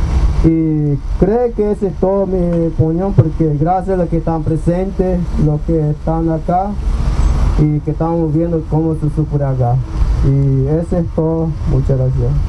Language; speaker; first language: Spanish; non-native, local second language; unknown